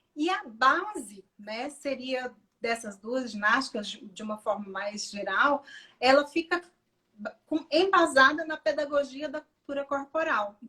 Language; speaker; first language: Portuguese; native; Portuguese